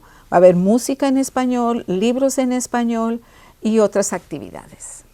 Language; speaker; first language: Spanish; early bilingual, heritage; Spanish